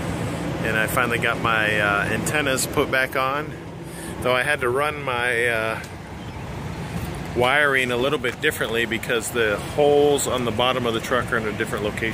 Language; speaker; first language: English; native; English